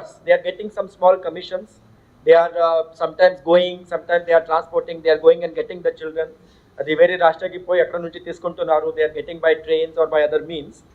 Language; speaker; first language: English; non-native, local second language; Telugu